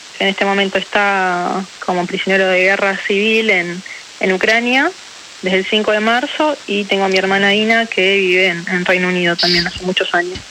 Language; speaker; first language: Spanish; early bilingual, other home language; Ukrainian